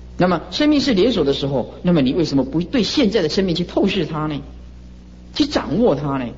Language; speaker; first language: Chinese; native; Chinese